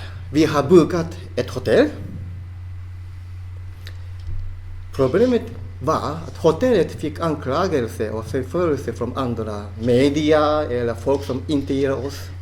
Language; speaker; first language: Swedish; non-native, fluent; Japanese